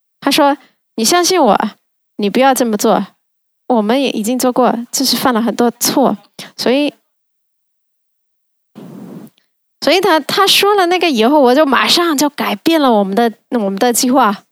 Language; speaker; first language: Chinese; non-native, fluent; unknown